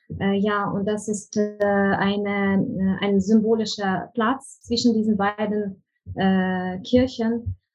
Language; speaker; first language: German; non-native, fluent; Ukrainian